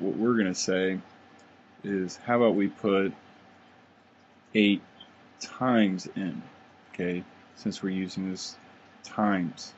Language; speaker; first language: English; native; English